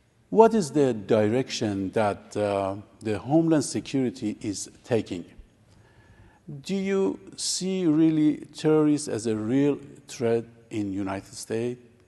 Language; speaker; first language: English; non-native, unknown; Persian